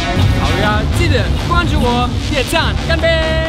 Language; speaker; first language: Chinese; non-native, fluent; German